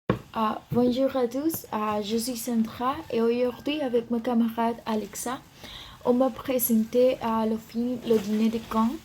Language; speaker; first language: French; non-native, learner; Spanish